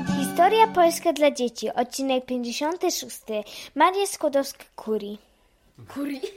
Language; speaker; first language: Polish; early bilingual, heritage; Polish